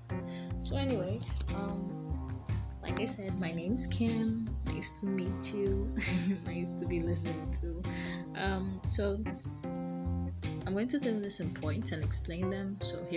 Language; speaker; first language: English; non-native, local second language; Yoruba